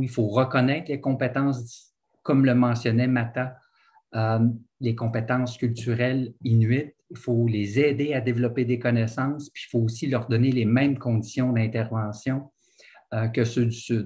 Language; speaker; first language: French; native; French